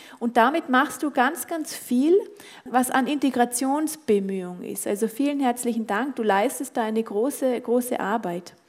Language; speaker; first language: German; native; German